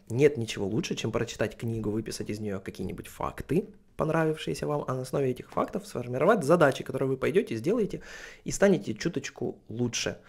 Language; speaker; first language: Russian; native; Russian